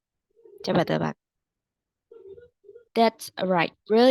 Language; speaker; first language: English; non-native, fluent; Indonesian